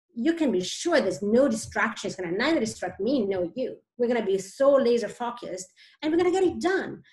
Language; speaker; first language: English; non-native, fluent; Italian